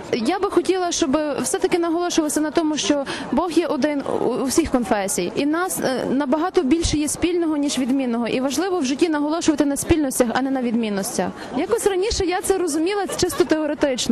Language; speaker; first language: Ukrainian; native; Ukrainian